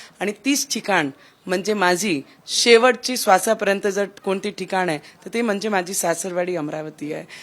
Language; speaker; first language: Marathi; non-native, local second language; Punjabi